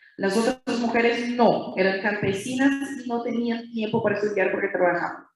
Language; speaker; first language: Spanish; non-native, fluent; Portuguese